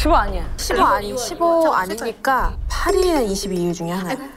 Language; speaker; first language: Korean; native; Korean